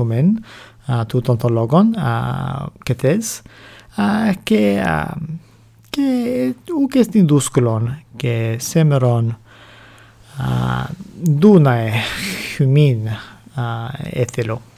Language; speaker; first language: Greek; non-native, fluent; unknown